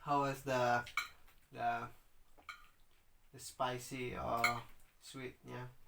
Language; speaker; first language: English; non-native, learner; Indonesian